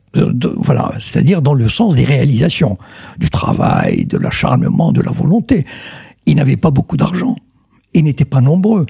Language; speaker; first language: French; non-native, local second language; Arabic